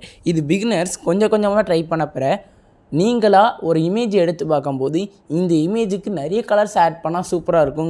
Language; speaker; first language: Tamil; native; Tamil